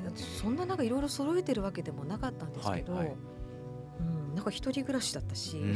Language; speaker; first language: Japanese; early bilingual, heritage; English